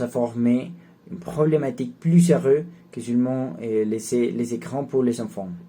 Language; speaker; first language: French; non-native, learner; Spanish